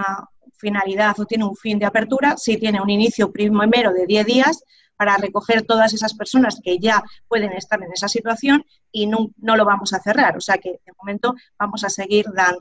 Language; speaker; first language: Spanish; native; Spanish